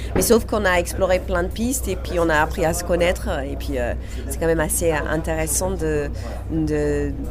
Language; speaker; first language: French; non-native, fluent; English